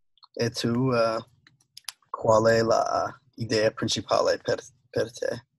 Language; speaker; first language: Italian; non-native, learner; English